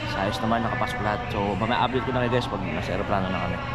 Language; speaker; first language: Filipino; native; Filipino